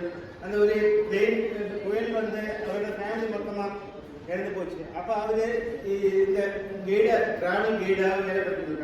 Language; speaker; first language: Tamil; non-native, learner; Malayalam